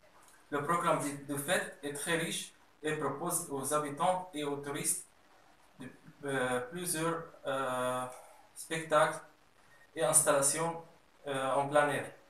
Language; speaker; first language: French; non-native, learner; Arabic